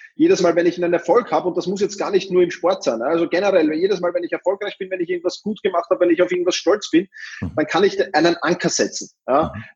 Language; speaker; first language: German; native; German